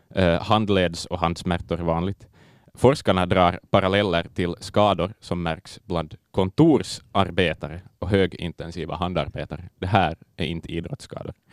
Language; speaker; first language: Swedish; native; Swedish